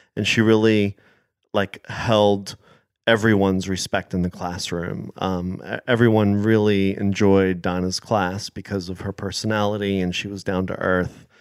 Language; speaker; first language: English; early bilingual, other home language; Hebrew